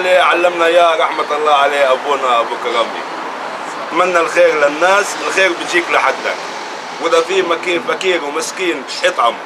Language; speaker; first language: Arabic; native; Arabic